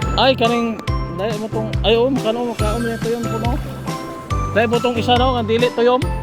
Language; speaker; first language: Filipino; non-native, local second language; Cebuano